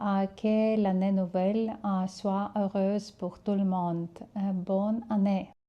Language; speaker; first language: French; non-native, fluent; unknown